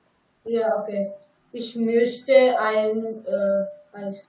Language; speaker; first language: German; non-native, learner; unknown